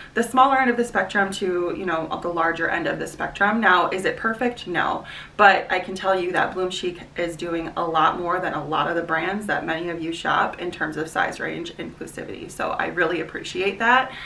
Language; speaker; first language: English; native; English